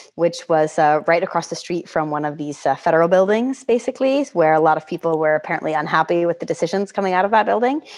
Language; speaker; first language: English; native; English